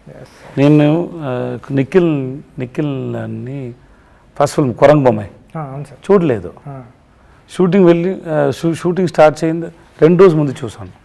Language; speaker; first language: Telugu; non-native, learner; Tamil